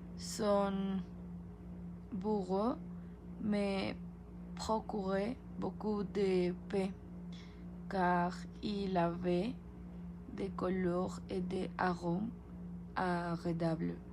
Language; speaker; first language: French; non-native, learner; Spanish